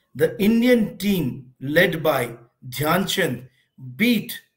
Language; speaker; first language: English; non-native, local second language; Hindi